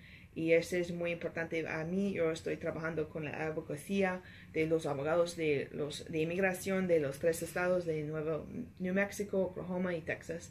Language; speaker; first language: Spanish; non-native, learner; English